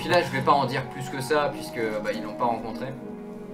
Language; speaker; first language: French; native; French